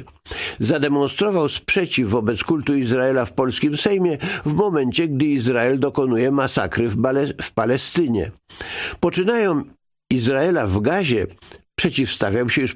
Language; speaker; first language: Polish; native; Polish